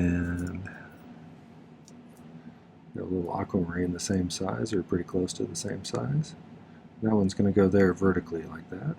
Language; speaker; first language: English; native; English